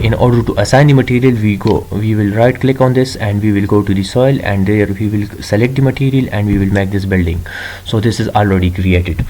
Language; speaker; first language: English; non-native, local second language; Urdu